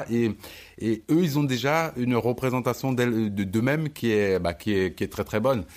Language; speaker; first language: French; early bilingual, other home language; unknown